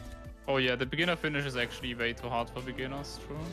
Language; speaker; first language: English; non-native, fluent; German